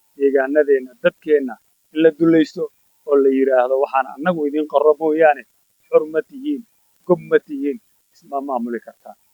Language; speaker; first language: Somali; native; Somali